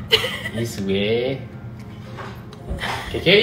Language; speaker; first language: Portuguese; non-native, learner; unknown